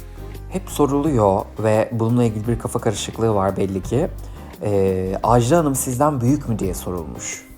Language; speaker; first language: Turkish; native; Turkish